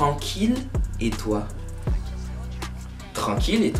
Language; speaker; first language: French; non-native, fluent; Japanese